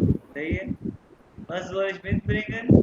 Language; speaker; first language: German; non-native, fluent; Urdu